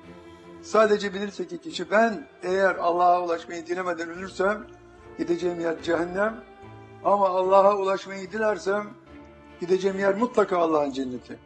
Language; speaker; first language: Turkish; native; Turkish